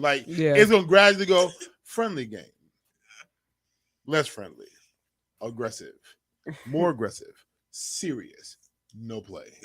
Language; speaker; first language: English; native; English